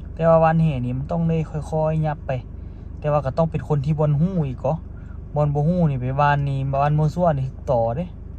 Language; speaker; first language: Thai; native; Thai